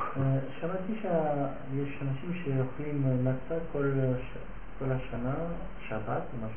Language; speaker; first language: Hebrew; non-native, fluent; French